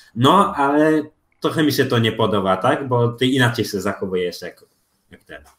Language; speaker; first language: Polish; early bilingual, other home language; Japanese